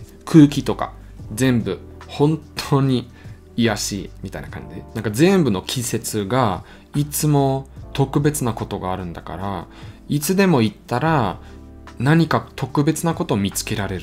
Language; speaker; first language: Japanese; non-native, learner; German